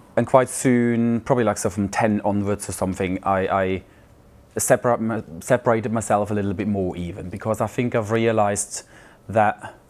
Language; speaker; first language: English; non-native, fluent; Swiss German